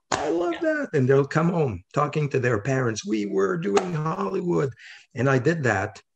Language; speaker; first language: English; non-native, fluent; French